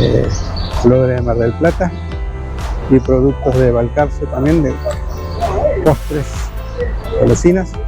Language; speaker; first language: Spanish; native; Spanish